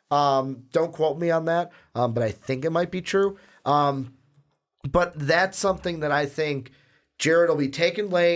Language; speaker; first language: English; native; English